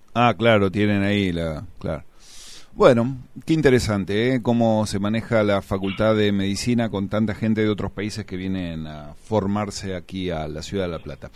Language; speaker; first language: Spanish; native; Spanish